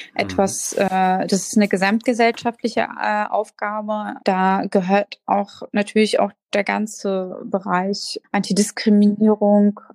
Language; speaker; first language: German; native; German